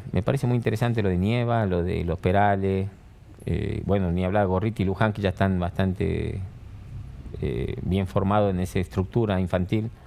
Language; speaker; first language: Spanish; native; Spanish